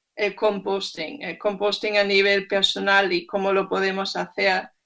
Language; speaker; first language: Spanish; non-native, fluent; German